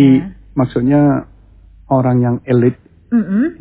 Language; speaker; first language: Indonesian; early bilingual, heritage; Chinese